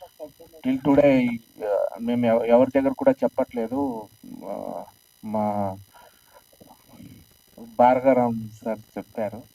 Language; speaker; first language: Telugu; non-native, local second language; Hindi